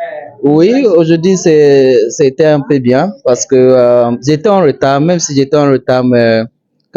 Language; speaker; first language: French; non-native, learner; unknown